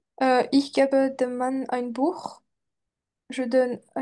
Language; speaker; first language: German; non-native, learner; French